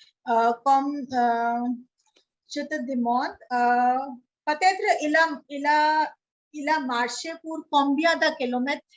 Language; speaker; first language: French; non-native, learner; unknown